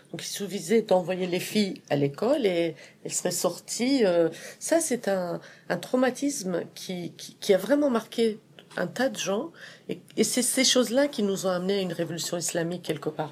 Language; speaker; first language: French; non-native, fluent; Persian